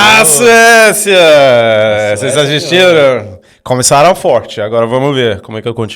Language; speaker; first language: Portuguese; non-native, fluent; Swedish